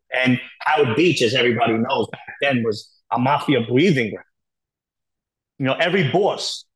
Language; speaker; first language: English; native; English